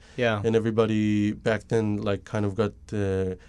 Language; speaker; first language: English; non-native, fluent; Hebrew